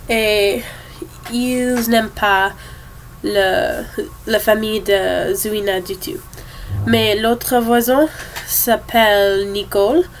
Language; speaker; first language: French; non-native, learner; English